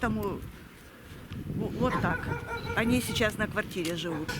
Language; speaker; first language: Russian; native; Russian